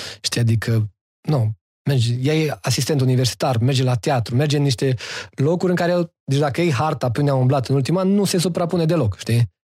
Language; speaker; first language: Romanian; native; Romanian